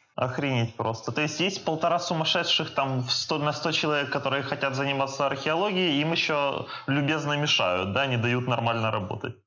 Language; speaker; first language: Russian; native; Russian